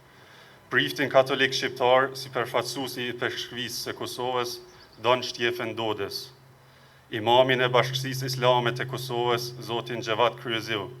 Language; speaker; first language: Albanian; native; Albanian